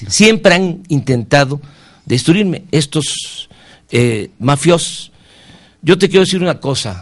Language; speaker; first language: Spanish; native; Spanish